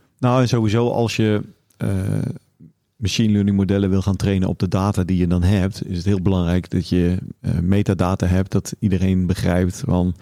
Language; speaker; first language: Dutch; native; Dutch